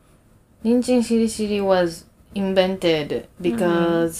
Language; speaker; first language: English; non-native, fluent; Japanese